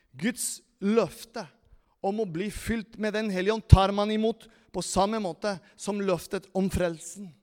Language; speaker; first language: Norwegian; non-native, fluent; Spanish